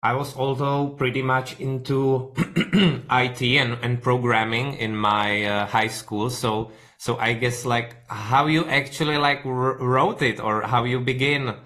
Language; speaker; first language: English; non-native, fluent; Czech